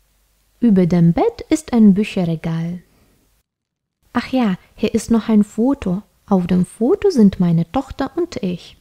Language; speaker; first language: German; non-native, fluent; Russian